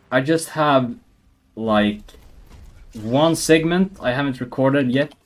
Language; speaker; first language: English; non-native, fluent; Swedish